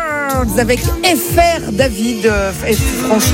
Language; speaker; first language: French; native; French